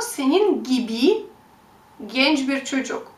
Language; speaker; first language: Turkish; non-native, fluent; Russian